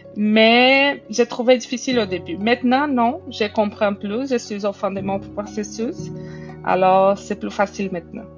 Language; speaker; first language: French; non-native, fluent; Portuguese